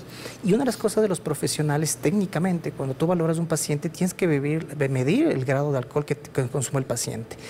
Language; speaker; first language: Spanish; native; Spanish